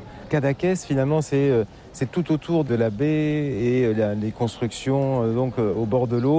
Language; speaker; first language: French; native; French